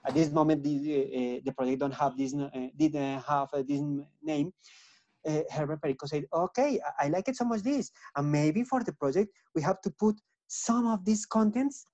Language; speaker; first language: English; non-native, learner; Spanish